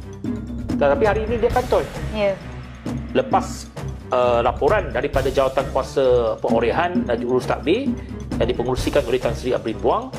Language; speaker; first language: Malay; native; Malay